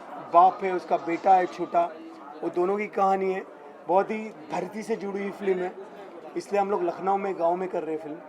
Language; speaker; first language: Hindi; native; Hindi